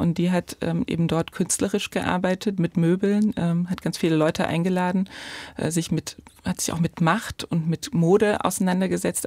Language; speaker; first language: German; native; German